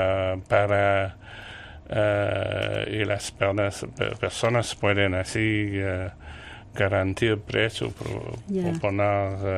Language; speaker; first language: Spanish; non-native, learner; French